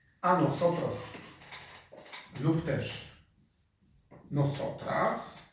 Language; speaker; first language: Spanish; non-native, fluent; Polish